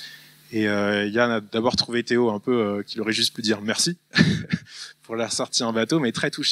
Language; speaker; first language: French; native; French